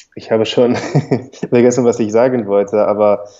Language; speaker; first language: German; non-native, fluent; English